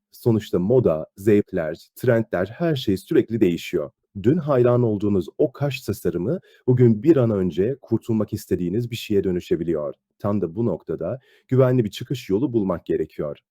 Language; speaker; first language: Turkish; native; Turkish